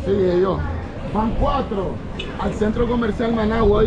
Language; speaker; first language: Spanish; native; Spanish